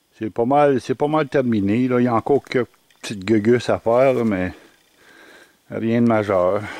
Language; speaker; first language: French; native; French